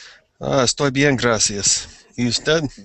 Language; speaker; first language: Spanish; non-native, fluent; English